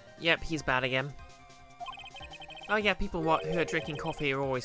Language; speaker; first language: English; native; English